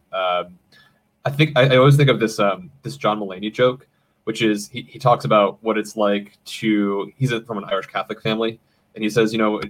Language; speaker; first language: English; native; English